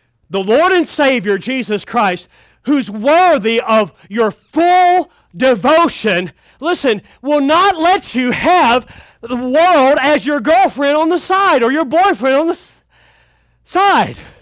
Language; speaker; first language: English; native; English